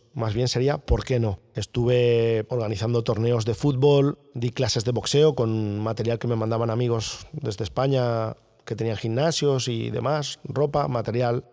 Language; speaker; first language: Spanish; native; Spanish